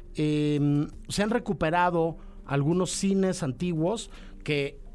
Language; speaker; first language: Spanish; native; Spanish